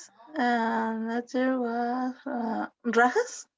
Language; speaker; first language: English; non-native, learner; Spanish